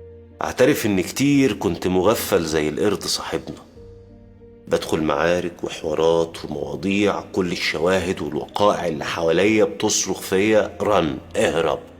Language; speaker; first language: Arabic; native; Arabic